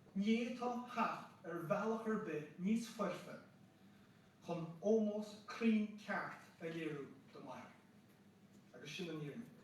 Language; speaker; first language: Irish; native; Irish